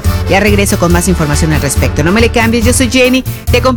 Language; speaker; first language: Spanish; native; Spanish